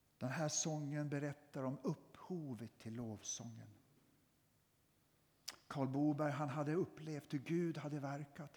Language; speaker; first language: Swedish; native; Swedish